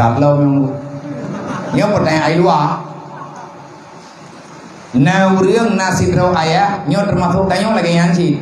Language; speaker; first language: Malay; non-native, local second language; Achinese